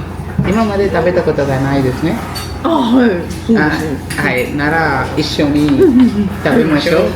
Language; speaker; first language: Japanese; non-native, learner; Telugu